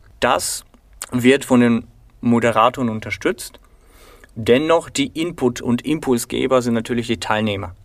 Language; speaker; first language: German; non-native, fluent; Bulgarian